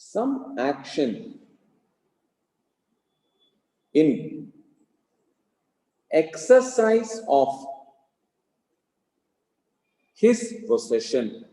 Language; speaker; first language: English; non-native, local second language; Malayalam